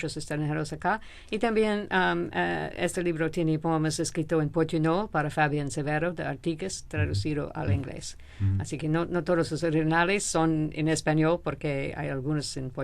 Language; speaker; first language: Spanish; non-native, fluent; English